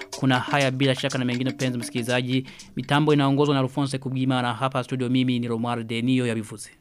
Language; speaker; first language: Swahili; non-native, local second language; Rundi